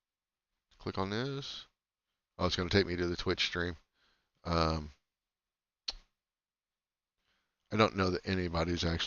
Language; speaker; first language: English; native; English